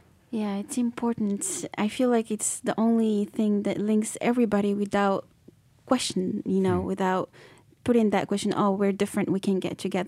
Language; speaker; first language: English; non-native, fluent; Arabic